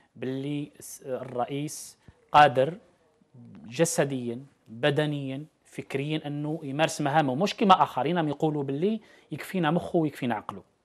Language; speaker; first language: Arabic; native; Arabic